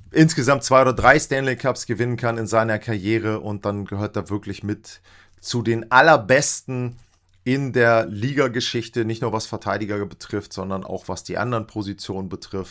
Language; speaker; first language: German; native; German